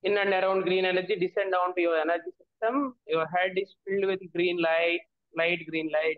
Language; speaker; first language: English; non-native, local second language; Telugu